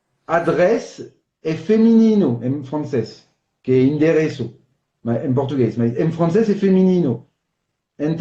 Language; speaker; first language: Portuguese; non-native, fluent; French